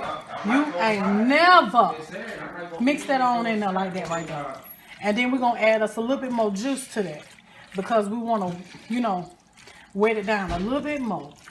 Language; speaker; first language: English; native; English